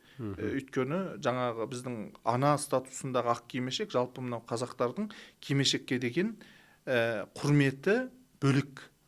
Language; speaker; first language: Kazakh; early bilingual, heritage; Kazakh